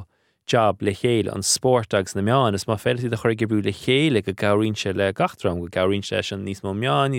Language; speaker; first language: Irish; native; Irish